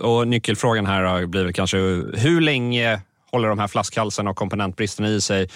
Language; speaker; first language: Swedish; native; Swedish